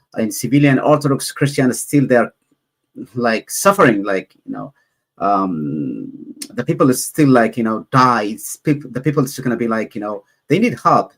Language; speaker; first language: English; non-native, learner; Amharic